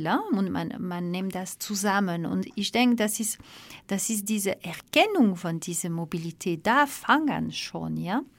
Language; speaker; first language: German; non-native, fluent; French